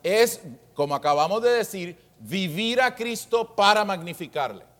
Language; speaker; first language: Spanish; native; Spanish